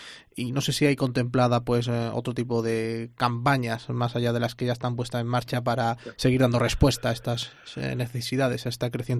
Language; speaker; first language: Spanish; native; Spanish